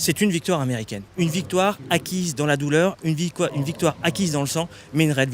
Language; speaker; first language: French; native; French